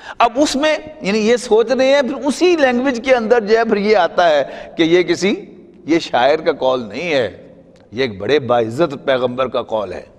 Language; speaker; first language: Urdu; non-native, local second language; Punjabi